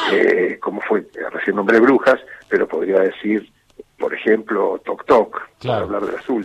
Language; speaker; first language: Spanish; native; Spanish